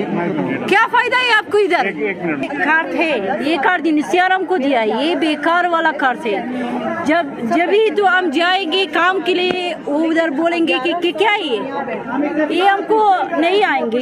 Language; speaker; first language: Hindi; non-native, learner; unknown